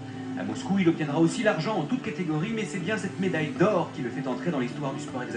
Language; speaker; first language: French; native; French